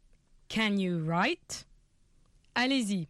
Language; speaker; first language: English; non-native, fluent; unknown